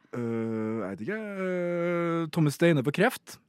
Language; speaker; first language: Norwegian; native; Norwegian